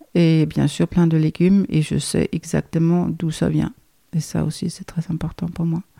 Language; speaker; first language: French; non-native, fluent; Danish